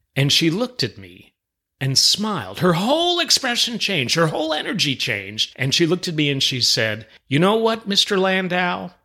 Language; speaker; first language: English; native; English